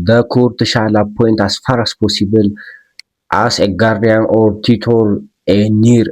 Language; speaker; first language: English; non-native, local second language; Amharic